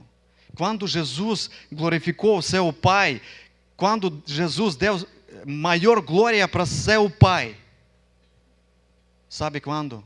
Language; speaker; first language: Portuguese; non-native, fluent; Ukrainian